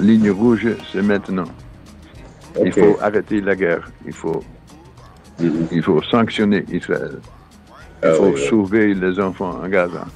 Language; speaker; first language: French; non-native, fluent; Dutch